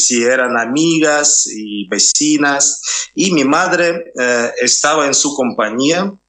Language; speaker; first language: Spanish; non-native, fluent; Russian